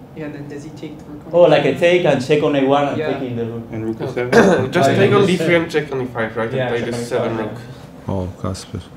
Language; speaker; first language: English; non-native, fluent; Spanish